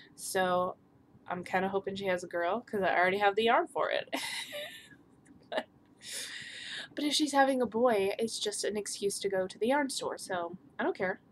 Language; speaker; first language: English; native; English